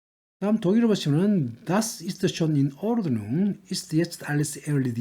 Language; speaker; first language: German; non-native, learner; Korean